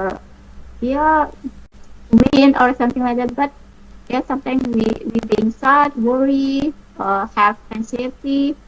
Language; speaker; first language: English; non-native, learner; Indonesian